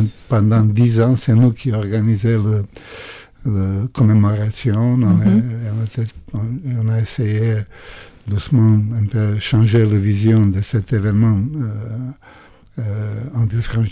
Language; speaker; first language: French; non-native, fluent; Croatian